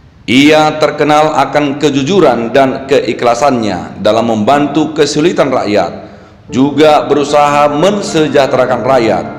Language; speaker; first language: Indonesian; native; Indonesian